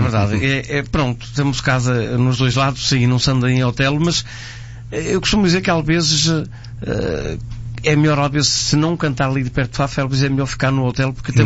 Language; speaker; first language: Portuguese; native; Portuguese